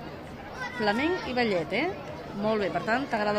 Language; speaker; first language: Catalan; native; Catalan